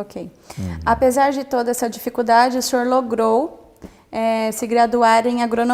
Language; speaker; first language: Portuguese; native; Portuguese